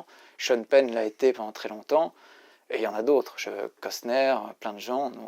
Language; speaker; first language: French; native; French